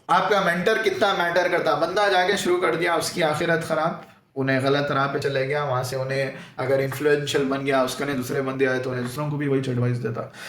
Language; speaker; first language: Urdu; native; Urdu